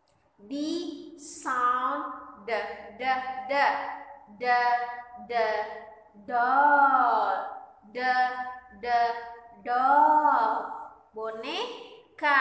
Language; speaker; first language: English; non-native, learner; Indonesian